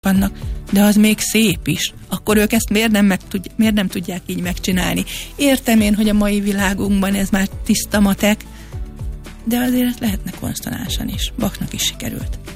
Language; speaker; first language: Hungarian; native; Hungarian